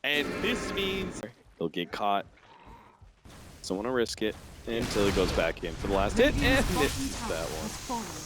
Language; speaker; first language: English; native; English